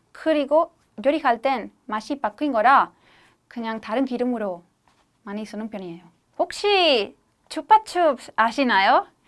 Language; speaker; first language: Korean; non-native, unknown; Spanish